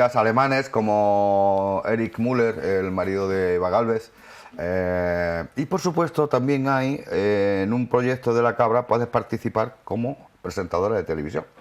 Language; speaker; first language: Spanish; native; Spanish